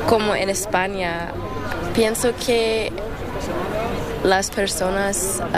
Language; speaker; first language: Spanish; non-native, learner; English